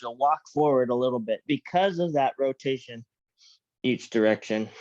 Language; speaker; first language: English; native; English